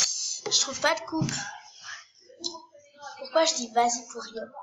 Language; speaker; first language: French; native; French